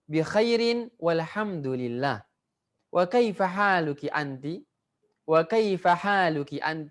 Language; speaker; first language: Arabic; non-native, fluent; Indonesian